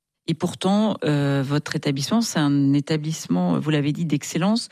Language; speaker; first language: French; native; French